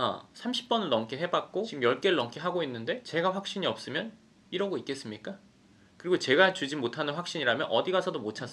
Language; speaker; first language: Korean; native; Korean